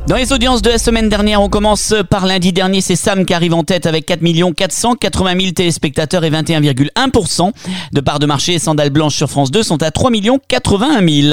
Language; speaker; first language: French; native; French